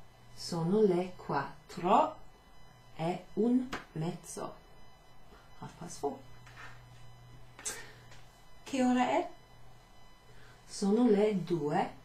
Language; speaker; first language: Italian; non-native, fluent; English